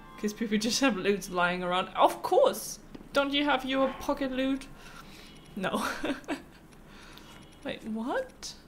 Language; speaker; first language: English; non-native, fluent; German